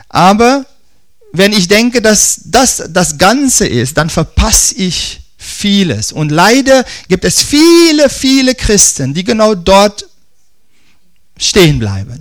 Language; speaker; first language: German; non-native, fluent; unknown